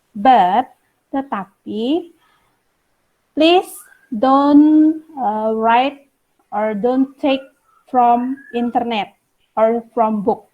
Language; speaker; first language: English; non-native, fluent; Indonesian